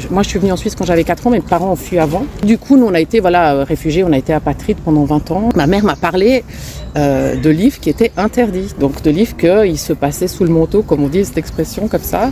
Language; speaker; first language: French; non-native, local second language; Romanian